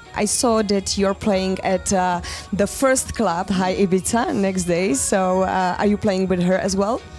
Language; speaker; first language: English; non-native, fluent; Czech